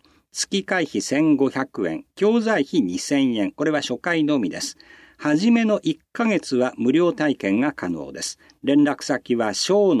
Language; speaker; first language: Japanese; native; Japanese